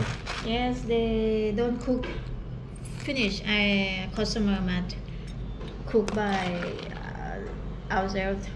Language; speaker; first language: English; non-native, learner; Thai